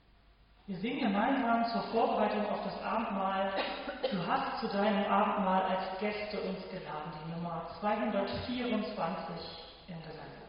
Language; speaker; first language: German; native; German